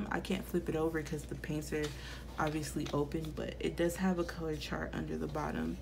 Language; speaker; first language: English; native; English